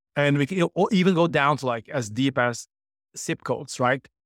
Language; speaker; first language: English; non-native, fluent; Norwegian